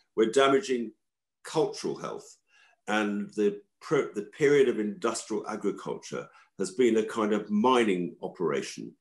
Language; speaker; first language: English; native; English